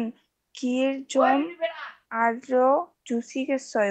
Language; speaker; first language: Korean; non-native, learner; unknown